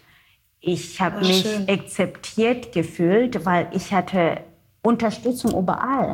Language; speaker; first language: German; non-native, learner; Xhosa